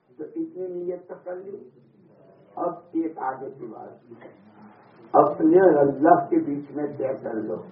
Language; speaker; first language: Urdu; non-native, local second language; Gujarati